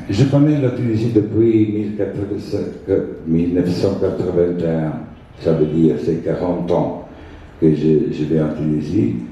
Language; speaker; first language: French; non-native, fluent; Italian